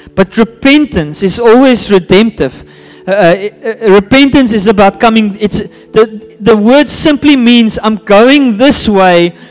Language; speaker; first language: English; non-native, local second language; Afrikaans